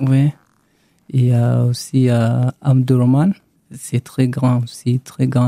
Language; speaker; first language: French; non-native, learner; Arabic